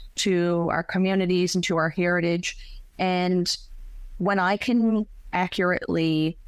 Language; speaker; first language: English; native; English